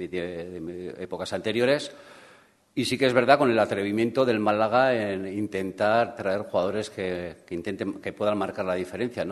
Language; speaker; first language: Spanish; native; Spanish